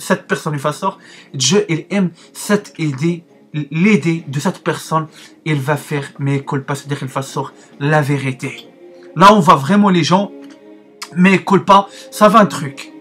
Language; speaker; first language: French; non-native, learner; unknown